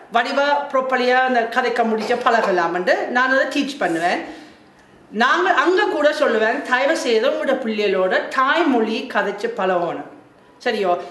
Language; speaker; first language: Tamil; non-native, fluent; German